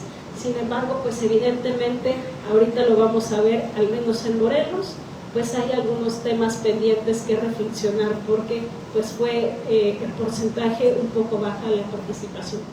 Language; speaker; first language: Spanish; native; Spanish